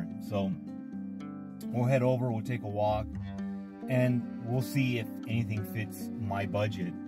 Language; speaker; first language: English; native; English